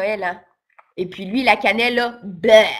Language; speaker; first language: French; native; French